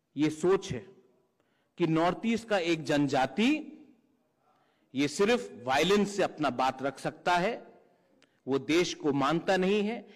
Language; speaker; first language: Hindi; non-native, local second language; Kok Borok